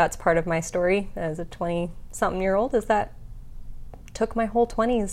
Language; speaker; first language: English; native; English